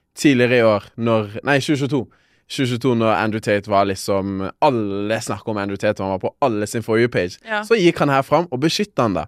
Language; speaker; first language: Norwegian; early bilingual, other home language; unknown